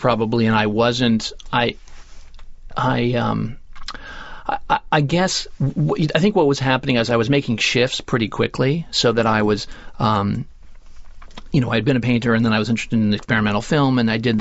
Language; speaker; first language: English; native; English